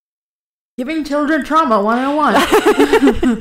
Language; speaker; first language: English; native; English